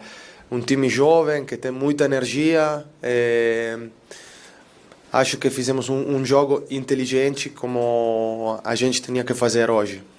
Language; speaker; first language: Portuguese; non-native, learner; Italian